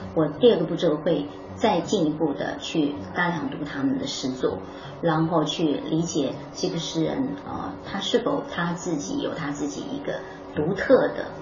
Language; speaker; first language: Chinese; non-native, local second language; Hakka Chinese